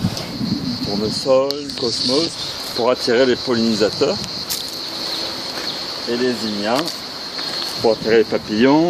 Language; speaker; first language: French; native; French